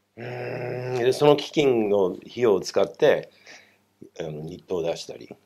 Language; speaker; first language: Japanese; non-native, fluent; English